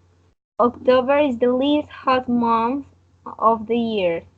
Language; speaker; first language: English; non-native, learner; Spanish